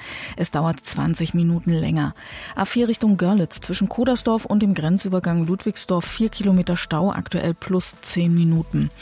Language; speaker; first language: German; native; German